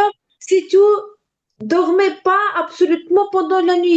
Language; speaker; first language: French; non-native, learner; Ukrainian